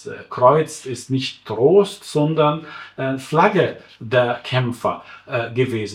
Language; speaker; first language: German; non-native, fluent; Arabic